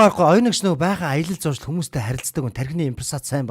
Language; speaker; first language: Mongolian; native; Mongolian